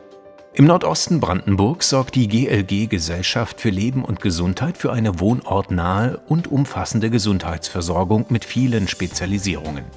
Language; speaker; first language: German; native; German